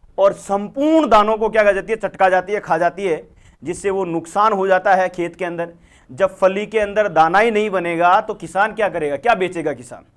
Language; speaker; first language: Hindi; native; Hindi